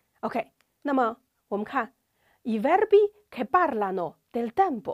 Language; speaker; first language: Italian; non-native, fluent; Chinese